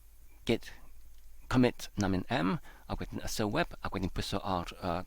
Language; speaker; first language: Welsh; non-native, fluent; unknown